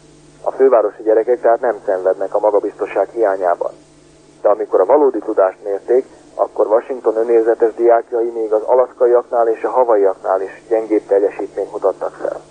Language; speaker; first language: Hungarian; native; Hungarian